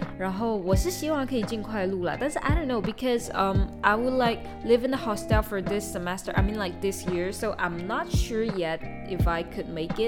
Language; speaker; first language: English; non-native, local second language; Chinese